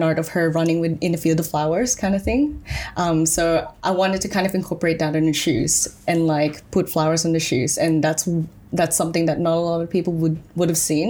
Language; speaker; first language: English; early bilingual, other home language; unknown